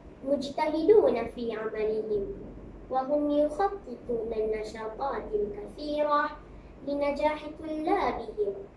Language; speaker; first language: Arabic; non-native, learner; Malay